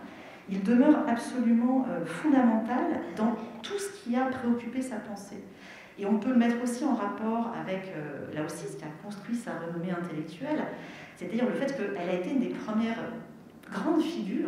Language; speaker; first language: French; native; French